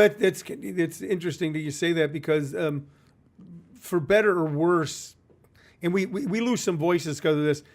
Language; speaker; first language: English; native; English